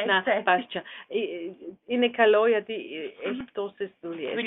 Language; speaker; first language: Greek; non-native, learner; German